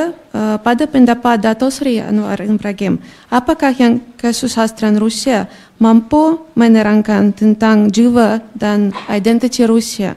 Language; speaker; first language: Indonesian; non-native, fluent; Russian